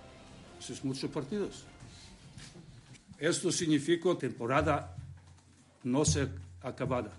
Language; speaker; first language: Spanish; non-native, learner; Serbian